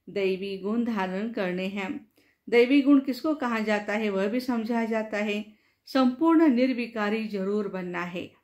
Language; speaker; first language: Hindi; non-native, local second language; Marathi